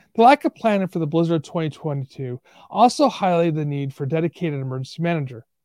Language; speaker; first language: English; native; English